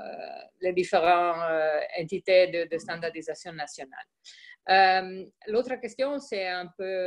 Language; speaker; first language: French; non-native, fluent; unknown